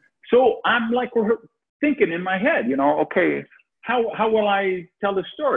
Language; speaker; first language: English; native; English